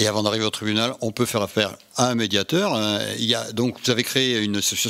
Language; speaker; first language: French; native; French